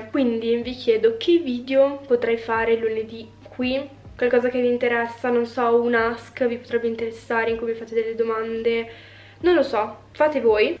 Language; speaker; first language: Italian; native; Italian